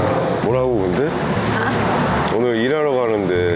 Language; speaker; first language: Korean; native; Korean